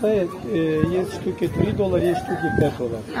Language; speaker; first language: Russian; non-native, learner; Turkish